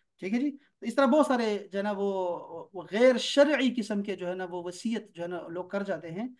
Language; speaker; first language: Urdu; native; Urdu